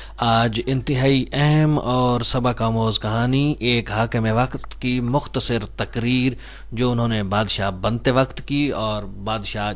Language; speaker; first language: Urdu; native; Urdu